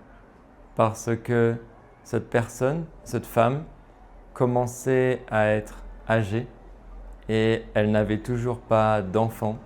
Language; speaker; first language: French; native; French